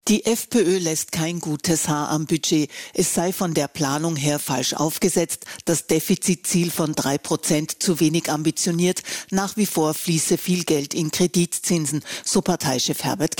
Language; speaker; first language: German; native; German